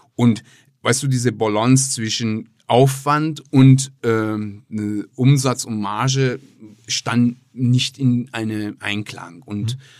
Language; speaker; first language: German; non-native, fluent; Persian